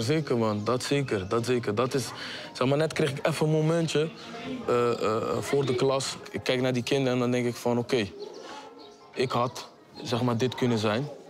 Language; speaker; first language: Dutch; early bilingual, other home language; Kabuverdianu